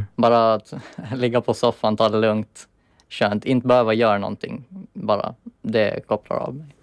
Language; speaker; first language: Swedish; native; Swedish